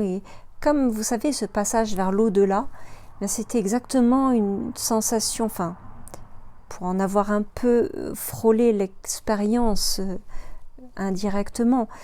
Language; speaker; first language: French; native; French